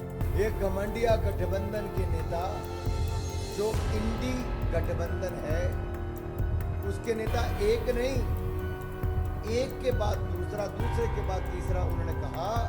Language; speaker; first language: Hindi; native; Hindi